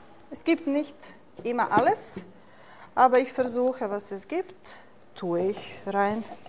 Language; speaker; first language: German; non-native, fluent; Serbian